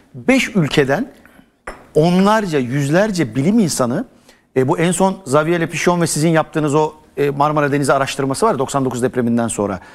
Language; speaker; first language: Turkish; native; Turkish